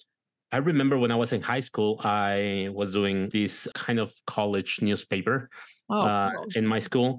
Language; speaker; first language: English; non-native, fluent; Spanish